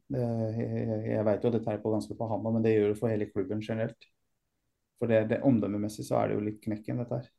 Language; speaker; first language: Norwegian; early bilingual, other home language; Persian